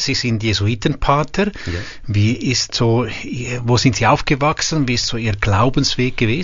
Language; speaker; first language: German; native; German